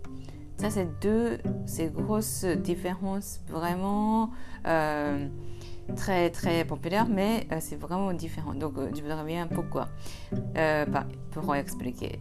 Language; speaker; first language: French; non-native, learner; Japanese